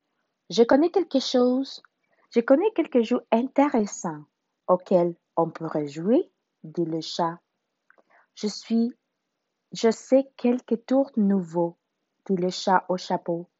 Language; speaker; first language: French; non-native, learner; Spanish